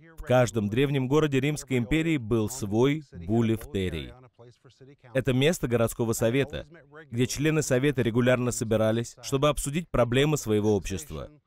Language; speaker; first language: Russian; non-native, fluent; English